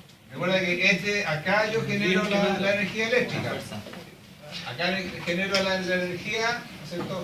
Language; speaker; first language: Spanish; native; Spanish